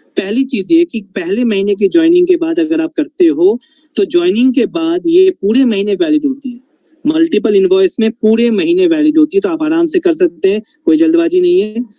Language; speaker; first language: Hindi; non-native, local second language; Bangla